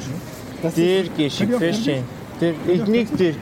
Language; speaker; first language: German; non-native, learner; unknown